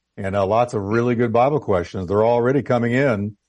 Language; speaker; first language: English; native; English